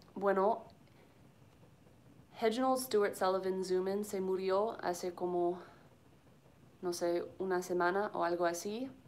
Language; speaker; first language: Spanish; non-native, learner; English